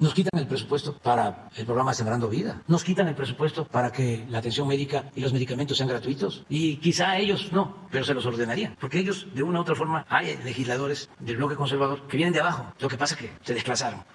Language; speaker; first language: Spanish; native; Spanish